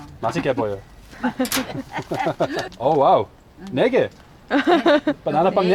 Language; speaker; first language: Korean; non-native, learner; Dutch